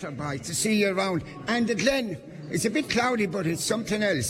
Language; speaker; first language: English; native; English